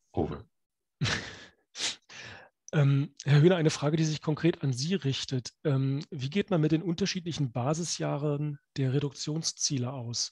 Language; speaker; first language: German; native; German